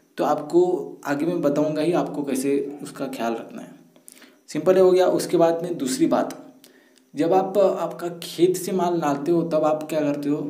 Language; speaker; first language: Hindi; non-native, local second language; Marathi